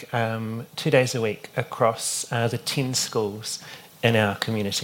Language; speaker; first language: English; native; English